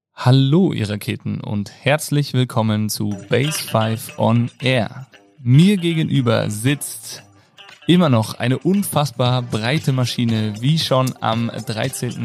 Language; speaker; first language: German; native; German